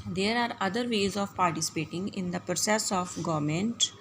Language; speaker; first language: English; non-native, local second language; Punjabi